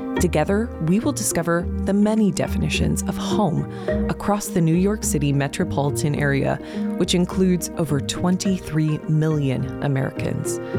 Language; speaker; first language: English; native; English